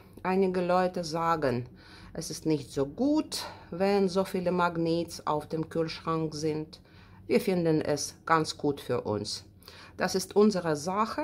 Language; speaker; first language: German; non-native, fluent; Russian